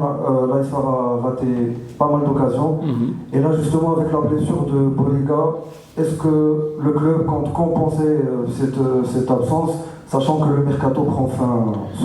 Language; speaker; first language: French; non-native, local second language; Arabic